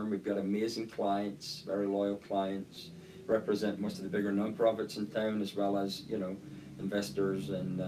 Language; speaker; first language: English; native; English